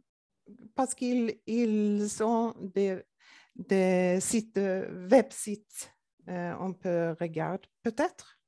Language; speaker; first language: French; non-native, learner; Swedish